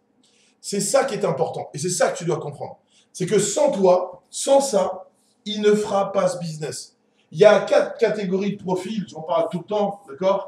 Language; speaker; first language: French; native; French